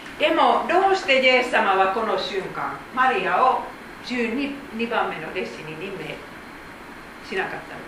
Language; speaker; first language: Japanese; non-native, fluent; Finnish